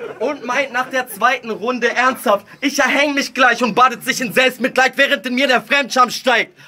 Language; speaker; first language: German; early bilingual, other home language; Russian